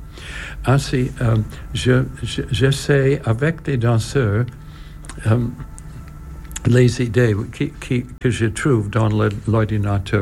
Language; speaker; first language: French; non-native, learner; English